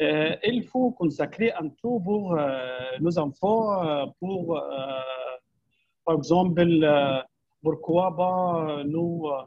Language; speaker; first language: French; non-native, fluent; Arabic